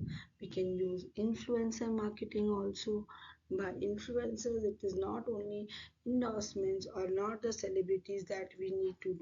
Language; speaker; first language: English; non-native, local second language; Hindi